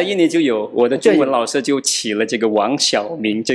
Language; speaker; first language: Chinese; non-native, fluent; Madurese